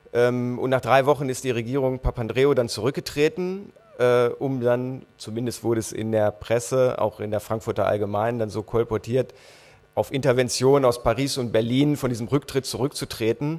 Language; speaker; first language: German; native; German